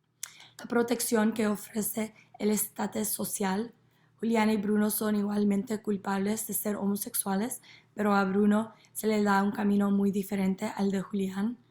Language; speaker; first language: Spanish; non-native, learner; English